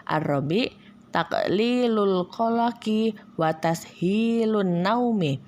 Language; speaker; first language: Arabic; non-native, learner; Indonesian